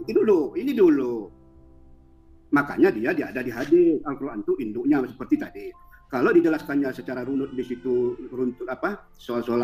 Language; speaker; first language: Indonesian; native; Indonesian